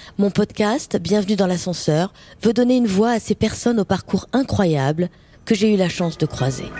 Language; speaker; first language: French; native; French